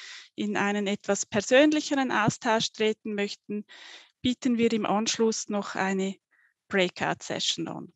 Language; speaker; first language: German; native; German